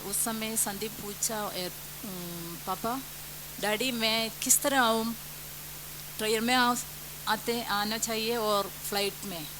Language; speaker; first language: Hindi; non-native, local second language; Malayalam